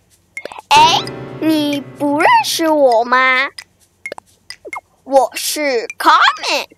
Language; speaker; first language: Chinese; early bilingual, heritage; Chinese